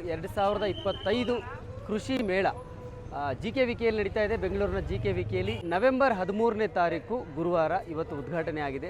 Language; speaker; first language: Kannada; native; Kannada